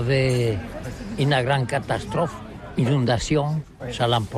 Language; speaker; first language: French; non-native, learner; Catalan